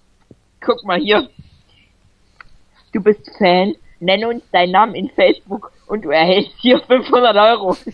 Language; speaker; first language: German; native; German